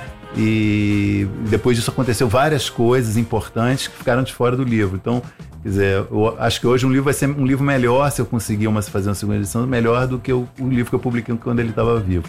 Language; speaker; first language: Portuguese; native; Portuguese